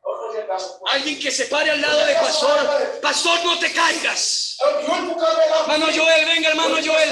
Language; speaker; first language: Spanish; native; Spanish